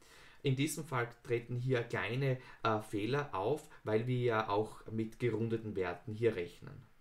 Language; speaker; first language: German; native; German